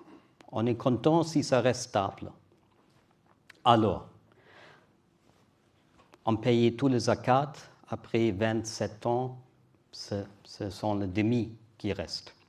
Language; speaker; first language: French; non-native, learner; German